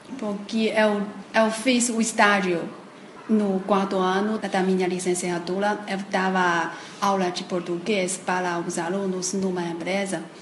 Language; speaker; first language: Portuguese; non-native, fluent; Chinese